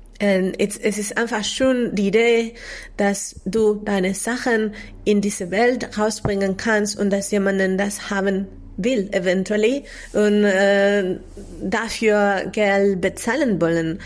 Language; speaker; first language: German; non-native, fluent; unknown